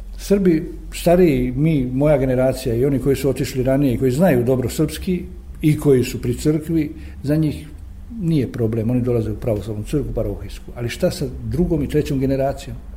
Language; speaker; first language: Serbian; native; Serbian